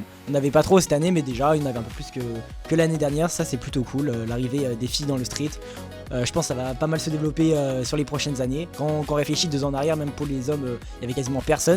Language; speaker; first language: French; native; French